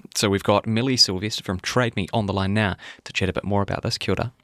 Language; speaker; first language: English; native; English